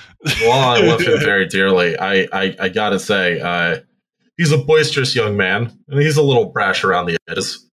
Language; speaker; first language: English; native; English